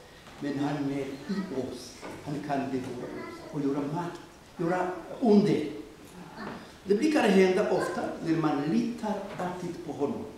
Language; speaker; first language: Swedish; non-native, fluent; Rundi